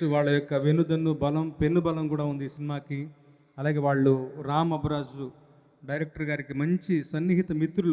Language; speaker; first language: Telugu; native; Telugu